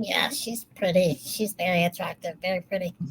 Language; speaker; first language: English; native; English